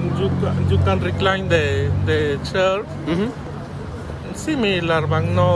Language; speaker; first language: English; non-native, learner; Spanish